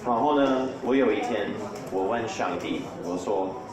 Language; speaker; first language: Chinese; non-native, fluent; English